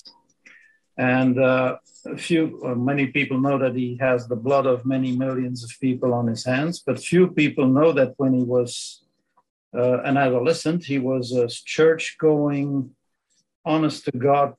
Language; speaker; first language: English; non-native, fluent; Dutch